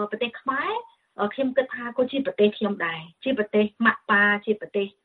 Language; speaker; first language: Khmer; early bilingual, heritage; Khmer